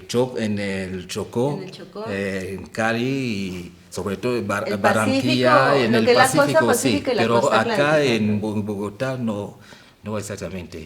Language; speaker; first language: Spanish; non-native, fluent; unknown